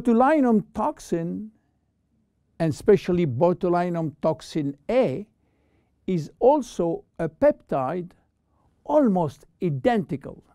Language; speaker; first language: English; non-native, fluent; French